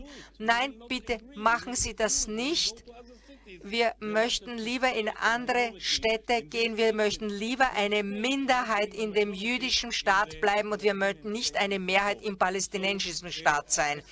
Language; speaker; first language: German; non-native, fluent; Hebrew